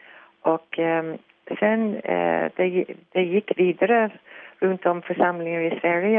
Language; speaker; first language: Swedish; non-native, fluent; English